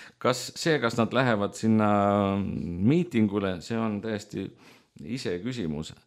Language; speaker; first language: Estonian; native; Estonian